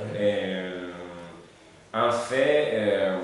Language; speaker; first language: French; non-native, learner; Italian